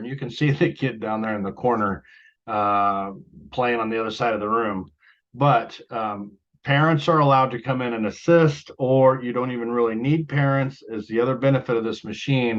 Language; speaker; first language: English; native; English